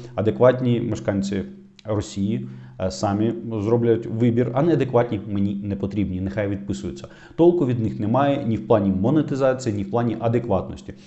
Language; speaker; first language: Ukrainian; non-native, local second language; Russian